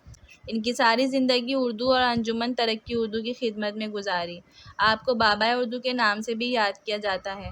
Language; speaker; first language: Urdu; native; Urdu